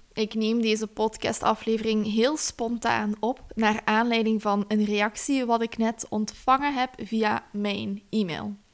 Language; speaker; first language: Dutch; native; Dutch